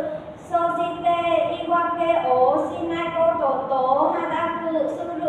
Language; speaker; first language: Japanese; non-native, learner; Vietnamese